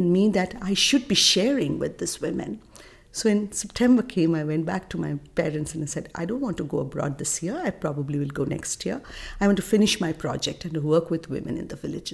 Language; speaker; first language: English; non-native, local second language; Bangla